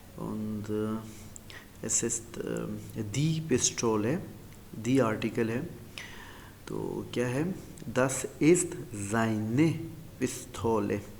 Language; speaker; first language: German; non-native, learner; Urdu